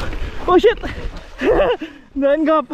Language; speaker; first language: Norwegian; non-native, learner; Filipino